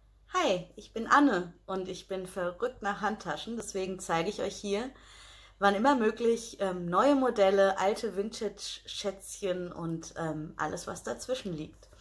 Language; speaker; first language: German; native; German